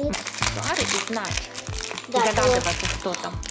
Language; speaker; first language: Russian; native; Russian